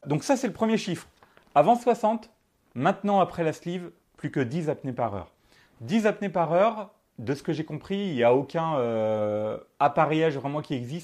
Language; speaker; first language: French; native; French